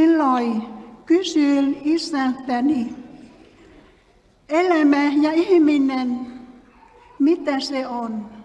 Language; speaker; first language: Finnish; non-native, learner; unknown